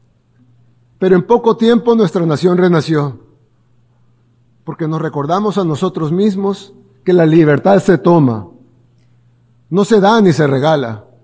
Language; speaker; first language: Spanish; native; Spanish